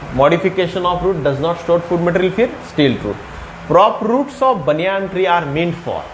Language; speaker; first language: Hindi; non-native, local second language; Marathi